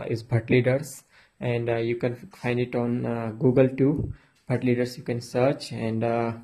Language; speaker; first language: English; non-native, local second language; Hindi